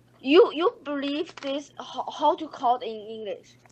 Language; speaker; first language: English; non-native, learner; Chinese